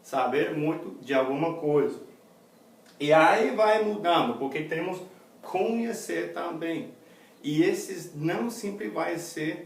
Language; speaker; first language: Portuguese; non-native, fluent; English